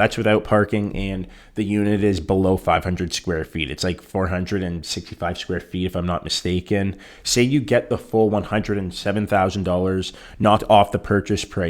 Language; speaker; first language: English; native; English